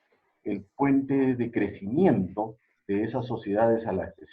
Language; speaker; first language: Spanish; native; Spanish